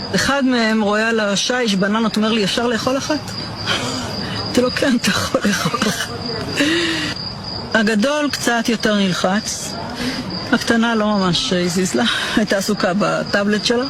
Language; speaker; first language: Hebrew; native; Hebrew